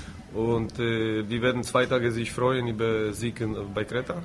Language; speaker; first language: German; non-native, fluent; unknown